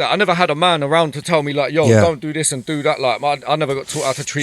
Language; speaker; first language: English; native; English